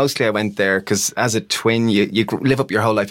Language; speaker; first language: English; native; English